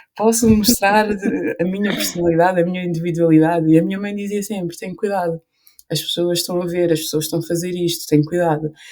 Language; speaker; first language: Portuguese; early bilingual, other home language; Upper Guinea Crioulo